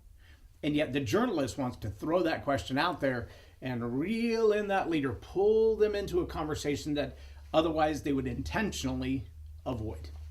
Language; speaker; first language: English; native; English